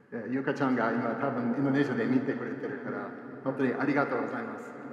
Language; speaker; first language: Japanese; non-native, fluent; English